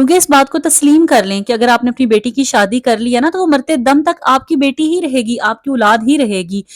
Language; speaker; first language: Urdu; native; Urdu